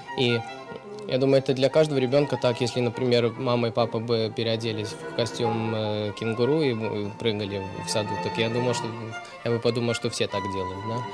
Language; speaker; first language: Russian; early bilingual, heritage; Russian